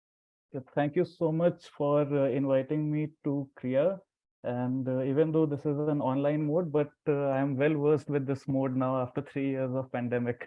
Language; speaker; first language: English; non-native, local second language; Hindi